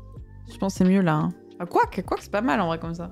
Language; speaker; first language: French; native; French